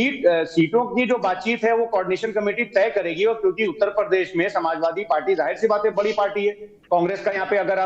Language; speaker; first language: Hindi; native; Hindi